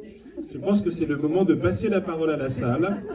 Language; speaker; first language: French; native; French